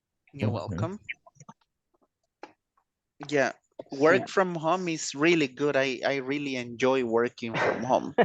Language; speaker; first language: English; non-native, fluent; Spanish